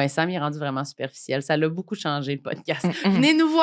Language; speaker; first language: French; native; French